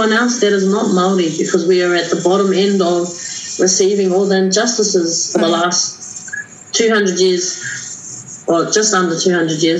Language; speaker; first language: English; native; English